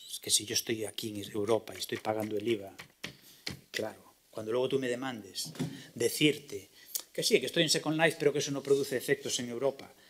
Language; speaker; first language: Spanish; native; Spanish